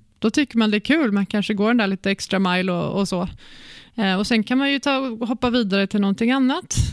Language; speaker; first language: Swedish; native; Swedish